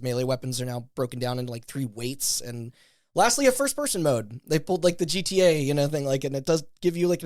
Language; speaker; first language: English; native; English